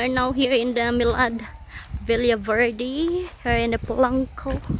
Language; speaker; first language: English; non-native, local second language; Cebuano